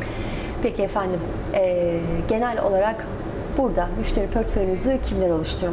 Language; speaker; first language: Turkish; native; Turkish